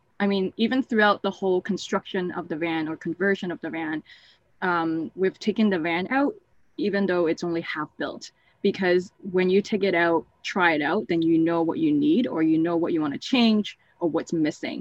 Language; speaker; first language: English; non-native, local second language; Cantonese